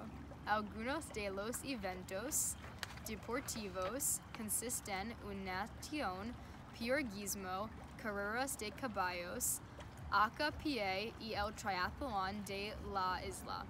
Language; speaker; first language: Spanish; non-native, learner; English